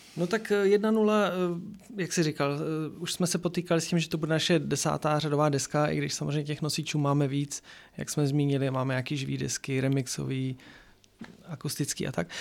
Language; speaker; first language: Czech; native; Czech